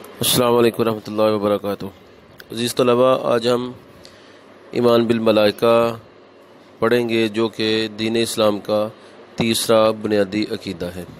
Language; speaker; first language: Urdu; non-native, local second language; Punjabi